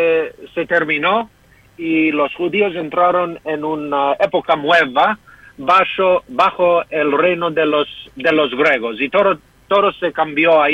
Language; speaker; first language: Spanish; non-native, fluent; English